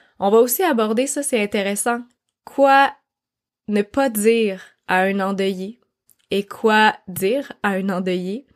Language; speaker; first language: French; native; French